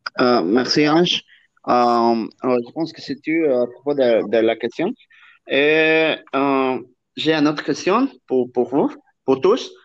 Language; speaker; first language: French; non-native, learner; Spanish